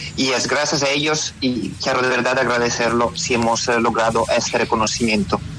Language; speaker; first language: Spanish; non-native, fluent; Italian